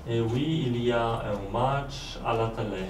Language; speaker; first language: French; non-native, learner; Polish